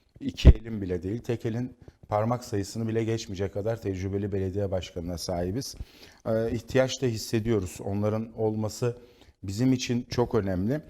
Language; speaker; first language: Turkish; native; Turkish